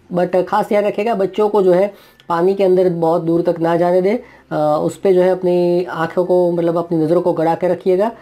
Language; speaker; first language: Hindi; non-native, local second language; Gujarati